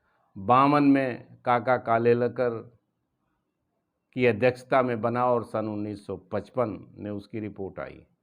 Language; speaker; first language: Hindi; native; Hindi